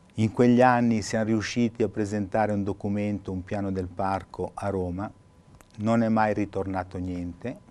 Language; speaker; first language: Italian; native; Italian